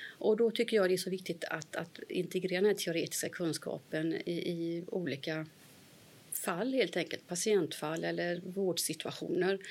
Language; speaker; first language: Swedish; native; Swedish